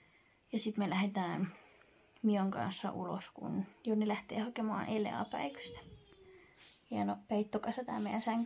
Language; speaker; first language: Finnish; native; Finnish